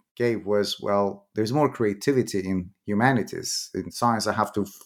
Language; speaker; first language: English; non-native, fluent; Persian